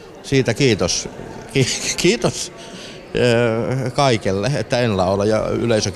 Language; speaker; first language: Finnish; native; Finnish